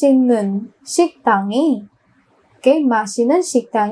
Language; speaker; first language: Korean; non-native, fluent; Filipino